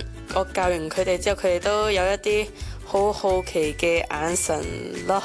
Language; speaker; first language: Cantonese; early bilingual, other home language; Vietnamese